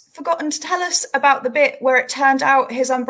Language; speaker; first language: English; native; English